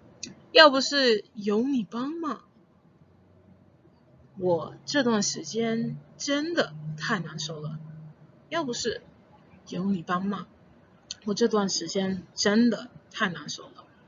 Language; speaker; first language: Chinese; non-native, fluent; English